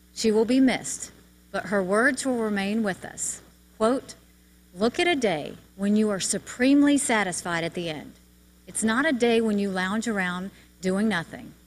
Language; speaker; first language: English; native; English